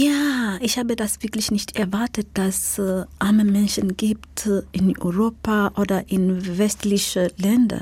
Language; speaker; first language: German; non-native, learner; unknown